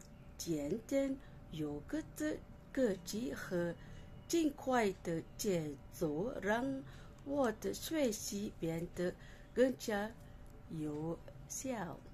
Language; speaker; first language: Chinese; non-native, learner; Malay